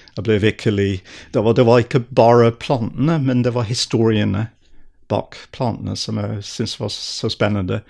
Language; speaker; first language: Norwegian; non-native, fluent; English